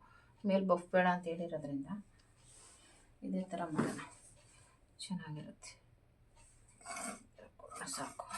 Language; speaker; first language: Kannada; native; Kannada